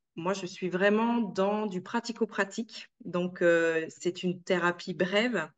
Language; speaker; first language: French; native; French